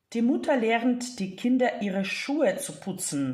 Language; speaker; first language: German; non-native, fluent; Ukrainian